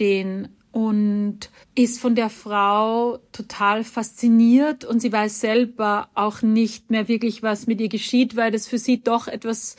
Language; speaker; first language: German; native; German